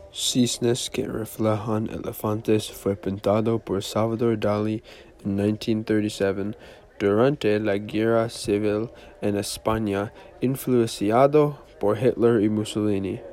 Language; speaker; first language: Spanish; non-native, learner; English